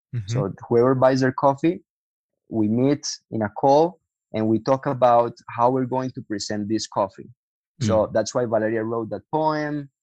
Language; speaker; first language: English; non-native, fluent; Spanish